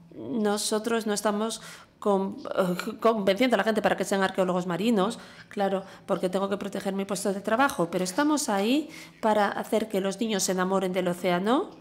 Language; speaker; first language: Spanish; non-native, fluent; English